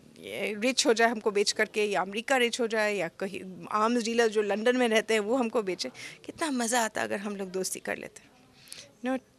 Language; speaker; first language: Hindi; native; Hindi